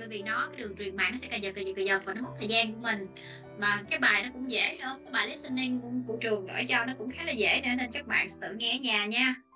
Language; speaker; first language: Vietnamese; native; Vietnamese